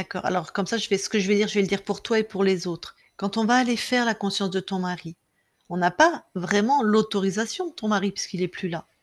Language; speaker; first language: French; native; French